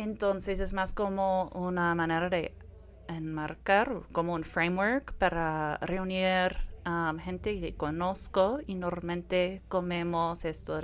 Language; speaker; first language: Spanish; non-native, fluent; English